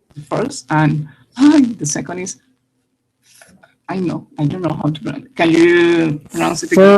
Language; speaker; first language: English; non-native, learner; Spanish